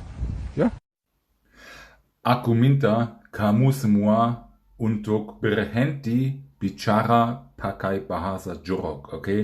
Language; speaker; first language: Indonesian; non-native, fluent; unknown